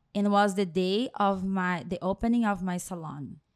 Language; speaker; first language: English; non-native, fluent; Portuguese